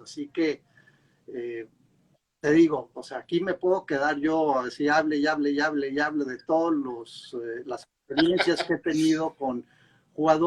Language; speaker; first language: Spanish; native; Spanish